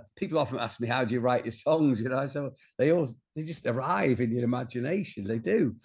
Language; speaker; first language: English; native; English